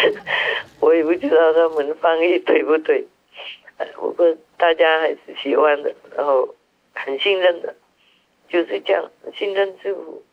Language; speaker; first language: Chinese; non-native, fluent; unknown